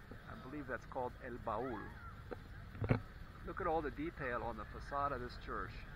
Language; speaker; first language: English; native; English